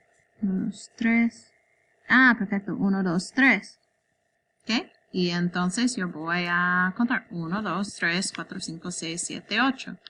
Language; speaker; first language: Spanish; non-native, learner; English